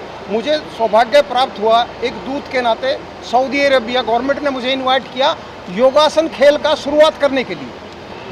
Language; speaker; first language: Hindi; native; Hindi